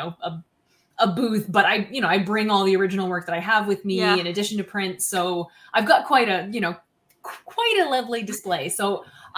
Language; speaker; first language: English; native; English